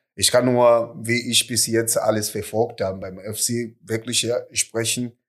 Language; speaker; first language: German; non-native, fluent; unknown